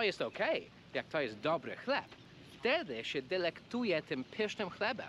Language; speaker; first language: Polish; non-native, fluent; English